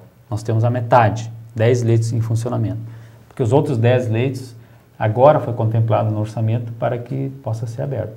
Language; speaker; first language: Portuguese; native; Portuguese